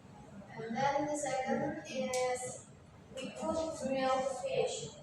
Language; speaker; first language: English; non-native, learner; Indonesian